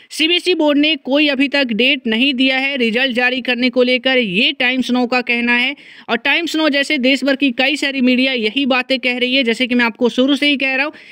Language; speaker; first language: Hindi; native; Hindi